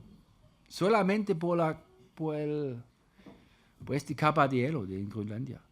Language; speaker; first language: Spanish; non-native, fluent; German